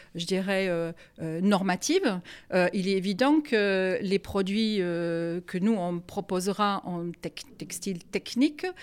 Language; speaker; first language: French; non-native, fluent; German